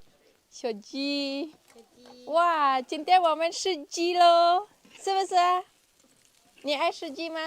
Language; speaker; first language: Chinese; non-native, fluent; Indonesian